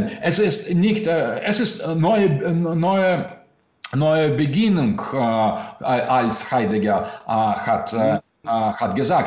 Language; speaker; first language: German; non-native, learner; Russian